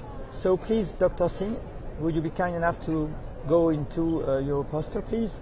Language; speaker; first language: English; non-native, fluent; French